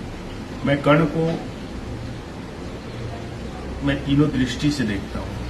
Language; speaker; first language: Hindi; native; Hindi